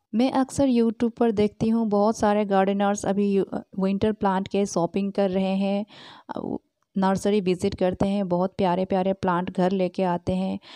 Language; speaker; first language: Hindi; native; Hindi